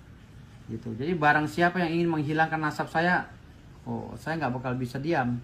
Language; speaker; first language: Indonesian; native; Indonesian